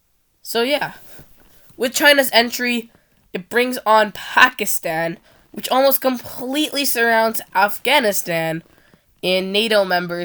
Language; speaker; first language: English; non-native, fluent; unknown